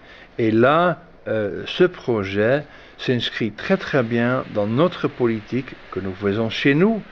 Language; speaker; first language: French; non-native, fluent; Dutch